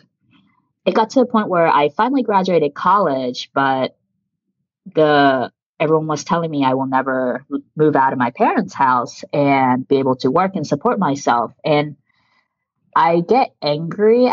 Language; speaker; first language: English; early bilingual, other home language; Japanese